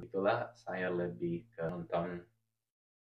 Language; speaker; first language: Indonesian; non-native, fluent; English